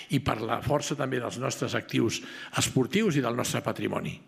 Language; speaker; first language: Catalan; native; Catalan